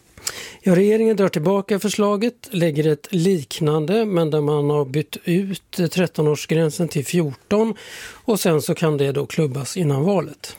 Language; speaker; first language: Swedish; native; Swedish